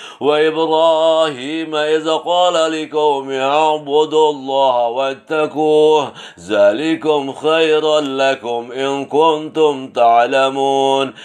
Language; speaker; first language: Arabic; non-native, learner; Indonesian